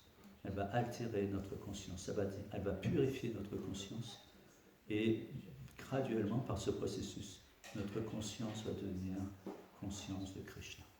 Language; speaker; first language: French; native; French